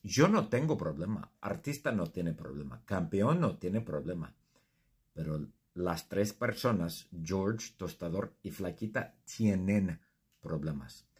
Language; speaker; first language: Spanish; non-native, fluent; English